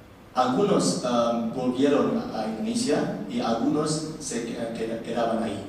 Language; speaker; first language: Spanish; non-native, learner; Indonesian